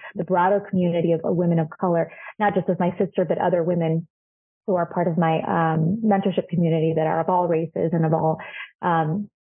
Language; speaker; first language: English; non-native, fluent; Spanish